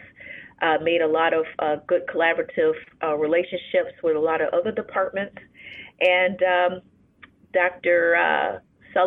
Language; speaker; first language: English; native; English